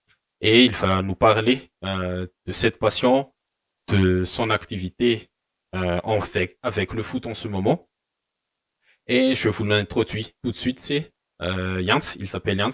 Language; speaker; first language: French; non-native, local second language; Malagasy